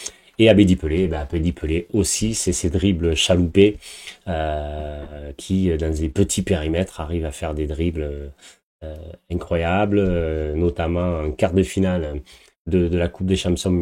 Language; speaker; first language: French; native; French